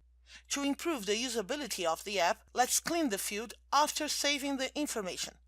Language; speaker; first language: English; non-native, fluent; Portuguese